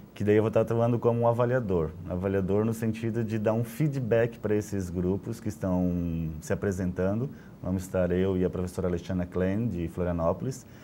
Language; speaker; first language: Portuguese; native; Portuguese